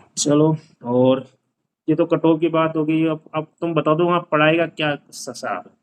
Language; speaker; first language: Hindi; native; Hindi